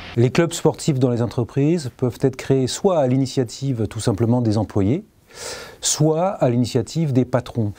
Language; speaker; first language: French; native; French